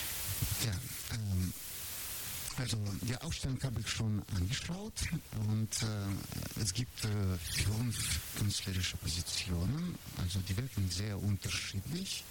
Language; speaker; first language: German; non-native, learner; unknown